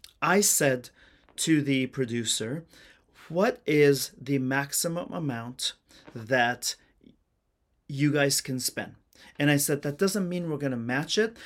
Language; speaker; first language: English; early bilingual, other home language; Persian